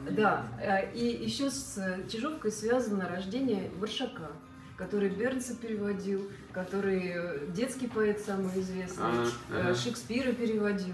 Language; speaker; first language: Russian; native; Russian